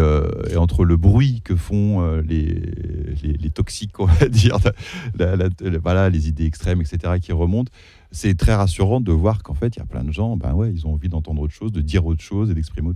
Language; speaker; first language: French; early bilingual, other home language; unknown